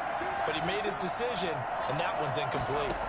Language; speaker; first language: English; native; English